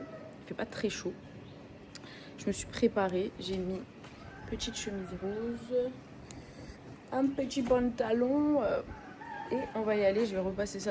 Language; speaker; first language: French; native; French